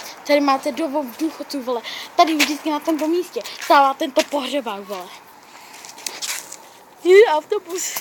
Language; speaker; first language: Czech; native; Czech